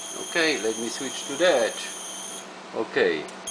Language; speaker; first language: English; non-native, fluent; Polish